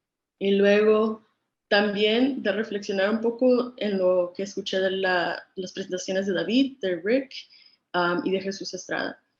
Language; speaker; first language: Spanish; early bilingual, other home language; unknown